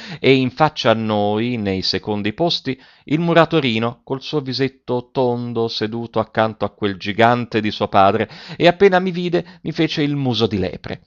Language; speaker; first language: Italian; native; Italian